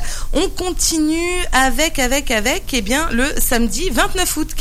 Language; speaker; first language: French; native; French